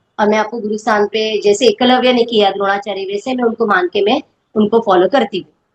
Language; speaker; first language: Hindi; non-native, local second language; Marathi